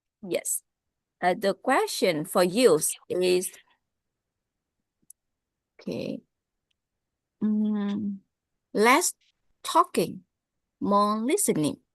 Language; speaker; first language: English; non-native, learner; Vietnamese